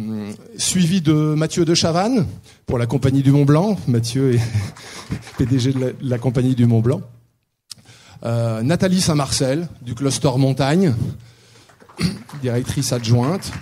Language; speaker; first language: French; native; French